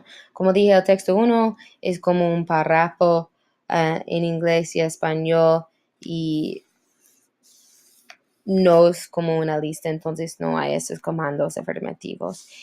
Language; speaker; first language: Spanish; non-native, learner; English